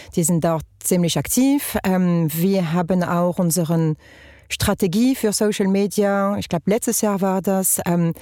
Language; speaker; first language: German; non-native, fluent; French